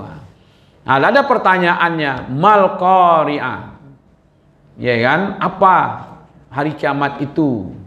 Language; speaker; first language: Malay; non-native, local second language; Minangkabau